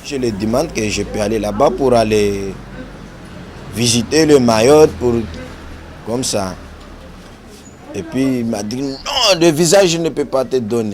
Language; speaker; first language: French; non-native, local second language; Comorian